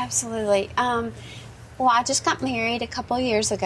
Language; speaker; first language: English; native; English